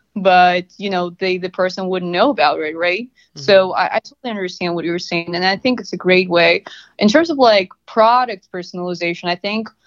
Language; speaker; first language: English; non-native, fluent; Russian